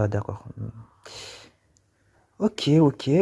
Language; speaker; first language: French; non-native, local second language; Comorian